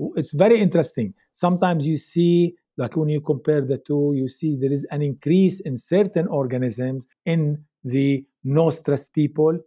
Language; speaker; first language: English; non-native, fluent; Arabic